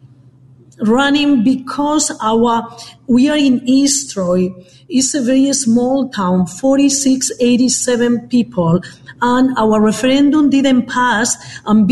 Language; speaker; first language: English; non-native, fluent; Spanish